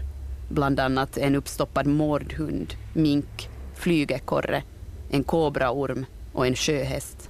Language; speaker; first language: Swedish; native; Swedish